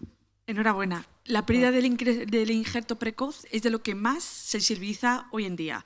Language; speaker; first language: Spanish; native; Spanish